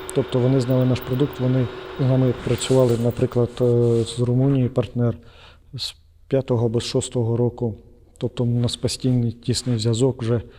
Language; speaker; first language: Ukrainian; native; Ukrainian